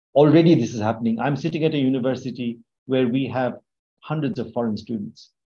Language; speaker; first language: English; non-native, local second language; Bangla